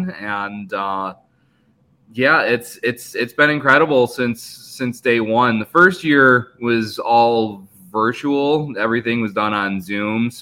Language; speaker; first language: English; native; English